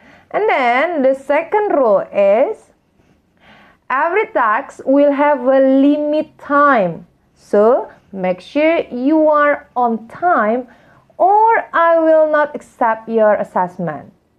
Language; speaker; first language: English; non-native, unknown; Indonesian